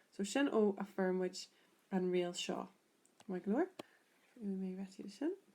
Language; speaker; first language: Irish; native; Irish